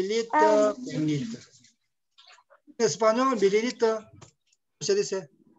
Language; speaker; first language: Korean; non-native, fluent; Spanish